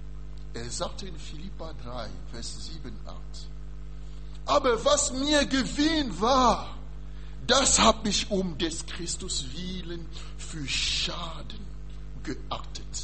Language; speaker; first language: German; non-native, learner; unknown